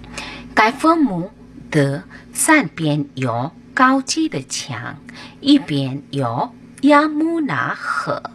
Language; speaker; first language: Chinese; non-native, fluent; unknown